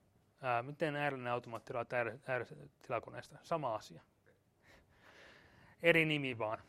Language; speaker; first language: Finnish; native; Finnish